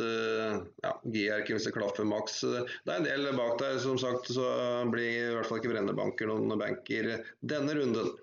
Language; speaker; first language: Norwegian; native; Norwegian